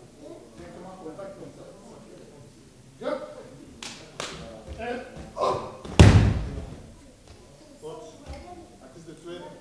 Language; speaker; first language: Dutch; non-native, learner; Lingala